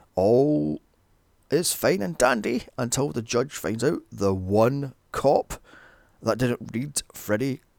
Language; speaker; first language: English; native; English